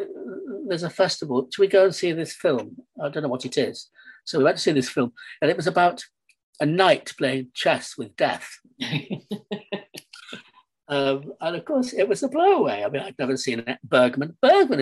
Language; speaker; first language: English; native; English